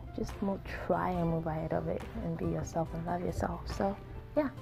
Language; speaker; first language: English; non-native, local second language; Akan